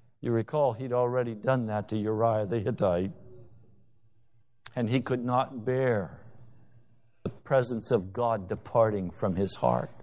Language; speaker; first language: English; native; English